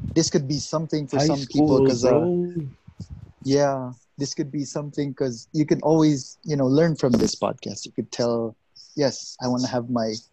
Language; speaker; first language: English; non-native, local second language; Hiligaynon